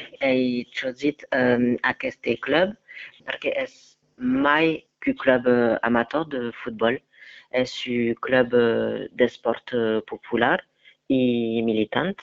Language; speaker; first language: Catalan; non-native, learner; French